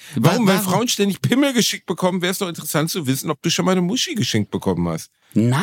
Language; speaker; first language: German; native; German